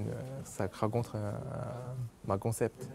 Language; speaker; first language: French; non-native, local second language; Chinese